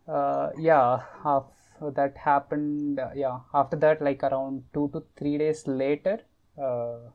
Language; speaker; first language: English; non-native, local second language; Kannada